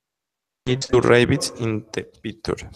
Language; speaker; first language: English; non-native, learner; Spanish